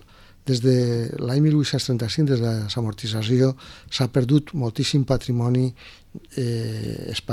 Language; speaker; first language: Catalan; native; Catalan